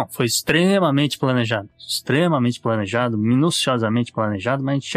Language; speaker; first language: Portuguese; native; Portuguese